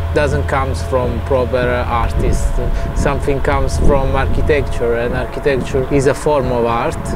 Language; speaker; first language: English; non-native, fluent; Italian